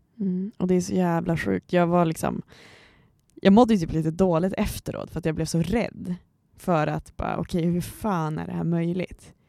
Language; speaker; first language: Swedish; native; Swedish